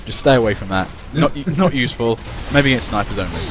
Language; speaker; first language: English; native; English